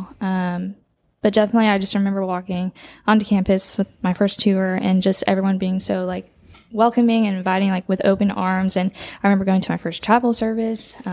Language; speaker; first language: English; native; English